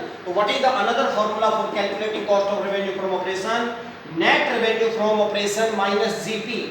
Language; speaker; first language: English; non-native, local second language; Hindi